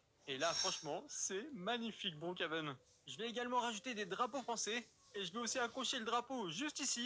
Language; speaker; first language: French; native; French